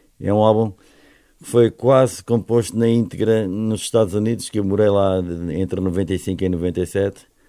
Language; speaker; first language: Portuguese; native; Portuguese